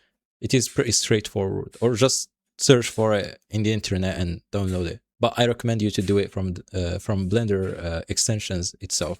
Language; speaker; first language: English; non-native, fluent; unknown